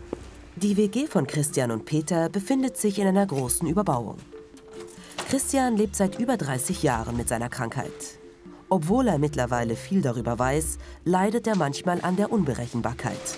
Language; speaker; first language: German; native; German